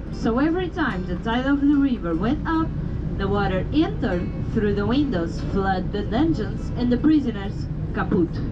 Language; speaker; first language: English; non-native, fluent; Portuguese